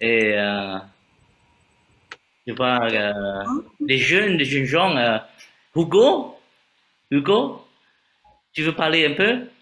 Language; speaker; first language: French; non-native, fluent; Vietnamese